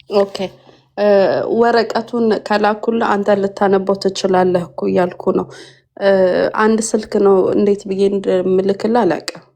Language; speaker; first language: Amharic; native; Amharic